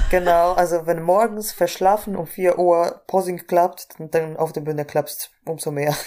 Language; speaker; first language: German; non-native, fluent; Polish